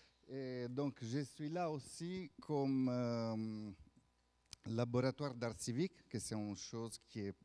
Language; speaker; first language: French; non-native, fluent; Italian